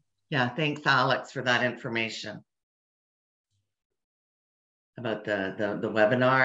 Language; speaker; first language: English; native; English